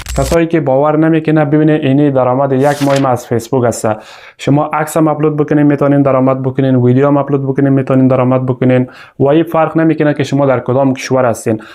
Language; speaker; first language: Persian; native; Persian